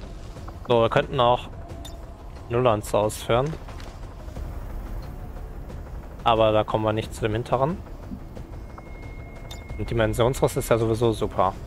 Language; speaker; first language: German; native; German